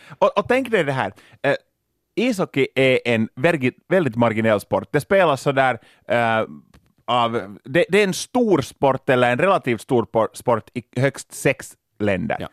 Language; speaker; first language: Swedish; native; Swedish